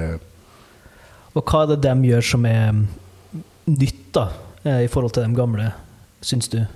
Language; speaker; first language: Norwegian; native; Norwegian